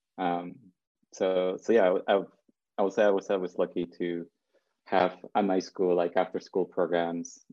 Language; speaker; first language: English; early bilingual, other home language; Spanish